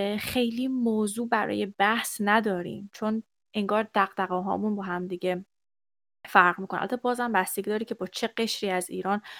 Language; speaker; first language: Persian; native; Persian